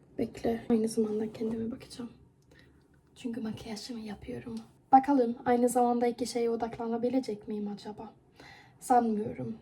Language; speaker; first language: Turkish; non-native, fluent; Persian